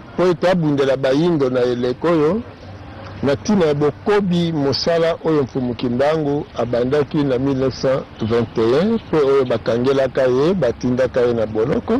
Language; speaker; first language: Lingala; non-native, local second language; Kongo